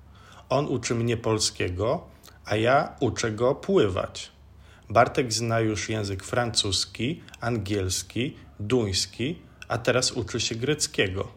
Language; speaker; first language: Polish; non-native, fluent; Czech